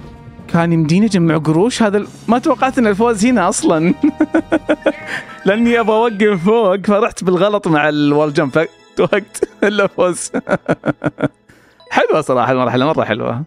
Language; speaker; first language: Arabic; native; Arabic